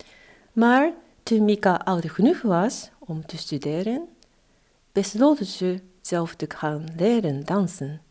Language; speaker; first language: Dutch; non-native, fluent; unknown